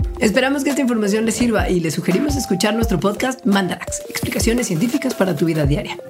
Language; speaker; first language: Spanish; native; Spanish